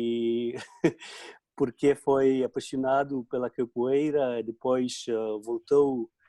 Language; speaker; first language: Portuguese; non-native, fluent; Slovenian